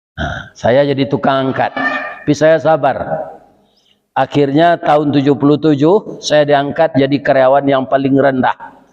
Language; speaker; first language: Malay; non-native, local second language; Minangkabau